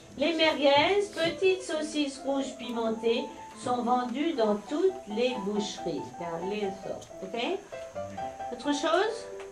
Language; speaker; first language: French; native; French